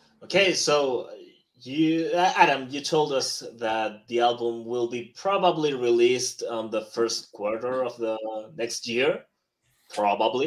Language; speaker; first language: English; non-native, fluent; Spanish